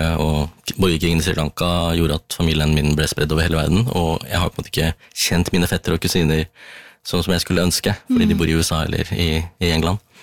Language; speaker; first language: Norwegian; early bilingual, other home language; Tamil